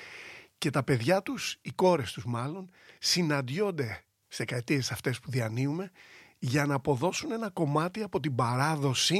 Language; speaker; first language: Greek; native; Greek